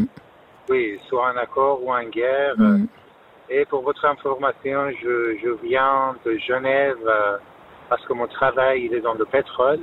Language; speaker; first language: French; non-native, fluent; Persian